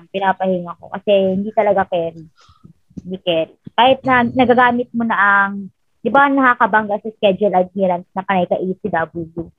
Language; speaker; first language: Filipino; non-native, local second language; Bikol